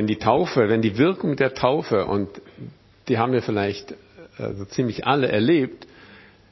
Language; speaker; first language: German; non-native, fluent; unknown